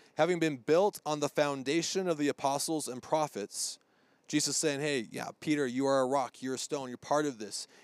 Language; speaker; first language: English; native; English